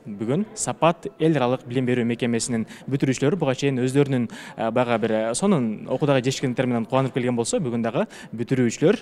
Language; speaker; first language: Kyrgyz; native; Kyrgyz